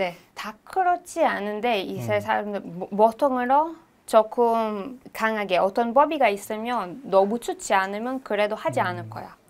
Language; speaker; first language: Korean; non-native, learner; Hebrew